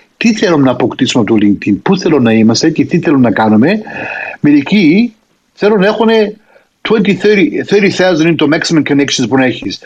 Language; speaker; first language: Greek; early bilingual, heritage; Greek